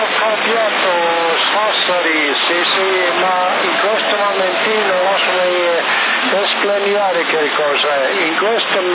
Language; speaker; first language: Italian; non-native, learner; German